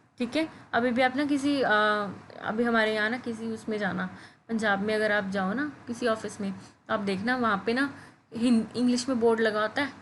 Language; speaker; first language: Hindi; native; Hindi